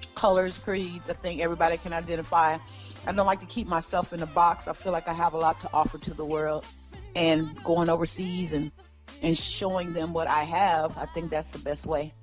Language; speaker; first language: English; native; English